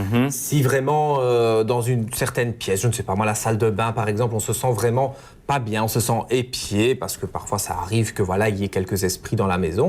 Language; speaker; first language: French; native; French